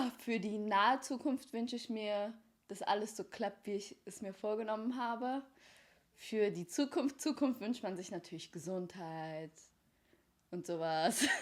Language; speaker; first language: German; early bilingual, other home language; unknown